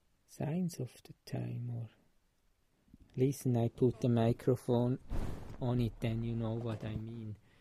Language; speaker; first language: English; non-native, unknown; Swiss German